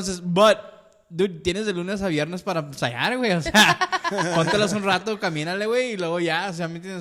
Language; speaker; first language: Spanish; early bilingual, heritage; Spanish